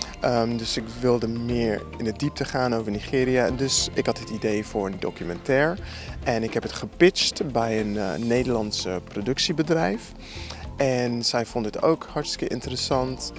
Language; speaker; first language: Dutch; non-native, fluent; English